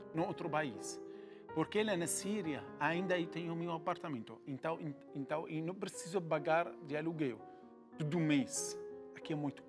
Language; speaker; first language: Portuguese; non-native, learner; Arabic